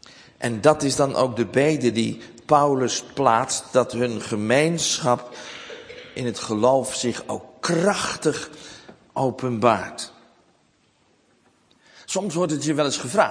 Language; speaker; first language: Dutch; native; Dutch